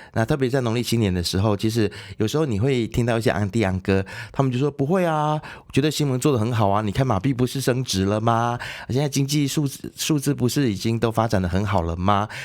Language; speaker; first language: Chinese; native; Chinese